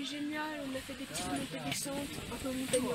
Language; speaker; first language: French; native; French